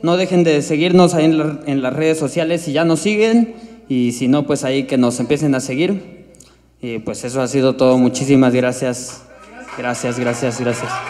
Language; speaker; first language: Spanish; native; Spanish